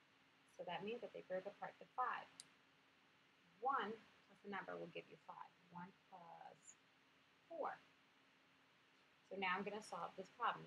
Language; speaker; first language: English; native; English